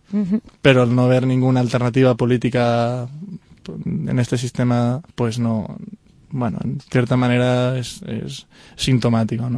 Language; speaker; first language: Spanish; native; Spanish